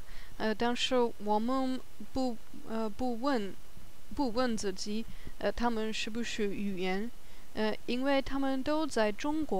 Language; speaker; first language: Chinese; non-native, learner; German